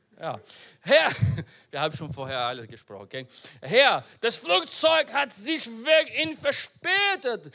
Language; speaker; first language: German; non-native, learner; Portuguese